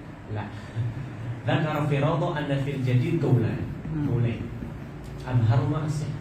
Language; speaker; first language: Arabic; non-native, fluent; Malay